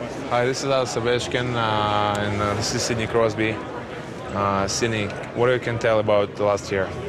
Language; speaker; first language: English; non-native, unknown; Russian